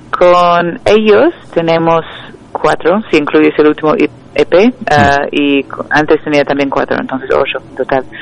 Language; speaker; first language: Spanish; non-native, fluent; English